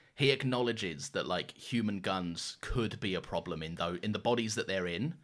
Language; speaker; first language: English; native; English